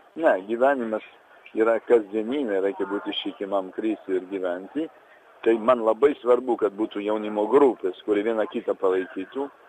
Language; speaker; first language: Lithuanian; early bilingual, heritage; Lithuanian